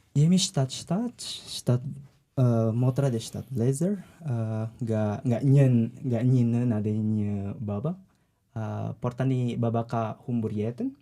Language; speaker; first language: Albanian; non-native, learner; Indonesian